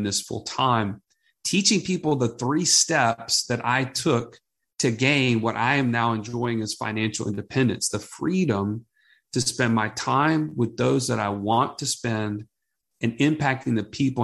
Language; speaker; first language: English; native; English